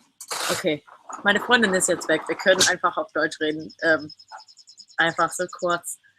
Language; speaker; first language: German; non-native, fluent; English